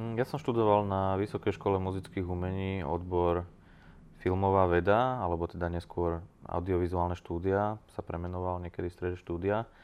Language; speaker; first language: Slovak; native; Slovak